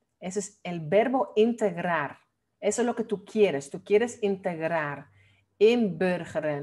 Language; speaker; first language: Spanish; non-native, fluent; Dutch